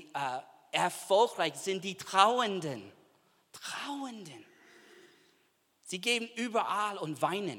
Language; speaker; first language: German; non-native, fluent; English